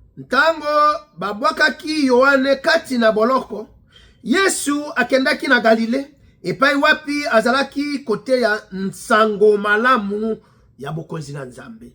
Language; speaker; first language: Lingala; native; Lingala